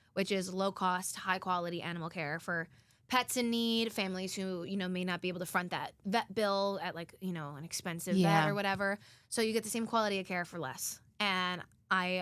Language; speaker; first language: English; native; English